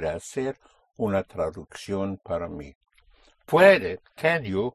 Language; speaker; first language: Spanish; non-native, fluent; English